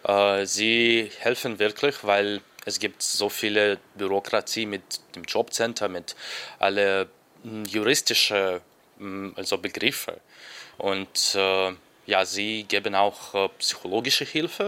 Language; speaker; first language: German; non-native, learner; Ukrainian